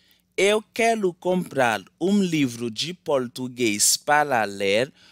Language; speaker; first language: Portuguese; non-native, learner; Haitian Creole